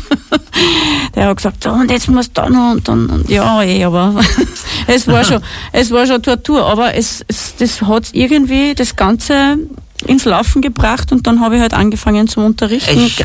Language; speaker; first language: German; native; German